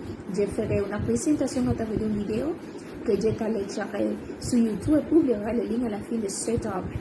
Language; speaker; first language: French; non-native, learner; Spanish